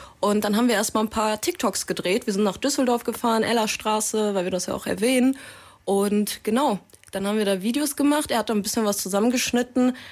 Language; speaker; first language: German; native; German